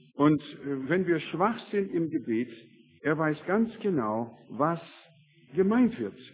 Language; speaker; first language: German; non-native, fluent; English